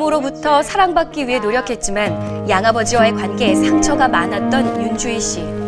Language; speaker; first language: Korean; native; Korean